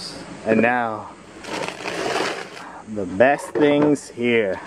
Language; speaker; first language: English; non-native, fluent; Vietnamese